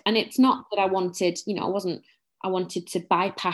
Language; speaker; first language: English; native; English